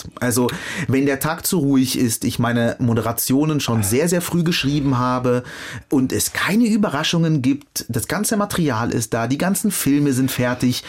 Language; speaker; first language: German; early bilingual, other home language; Arabic